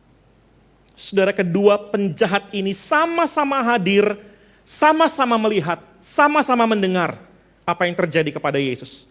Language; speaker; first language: Indonesian; native; Indonesian